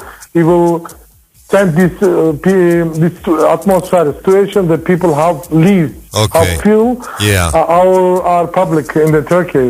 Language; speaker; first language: English; non-native, learner; Turkish